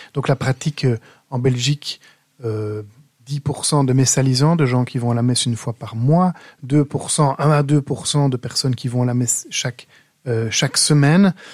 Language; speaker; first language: French; native; French